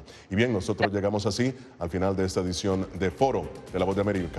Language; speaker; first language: Spanish; native; Spanish